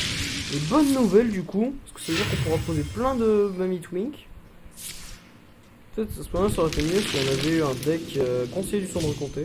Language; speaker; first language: French; native; French